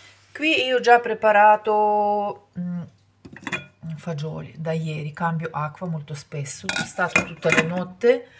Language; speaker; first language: Italian; non-native, fluent; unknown